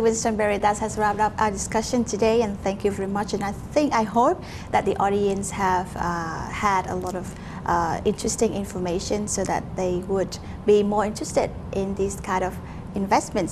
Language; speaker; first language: English; non-native, fluent; Vietnamese